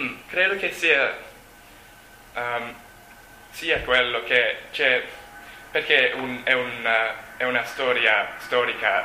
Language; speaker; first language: Italian; non-native, learner; English